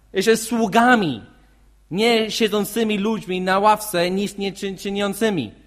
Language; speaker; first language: Polish; non-native, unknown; English